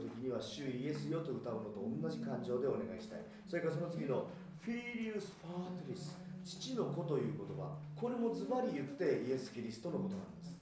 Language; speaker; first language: Japanese; native; Japanese